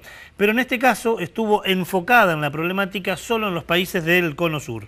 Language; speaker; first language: Spanish; native; Spanish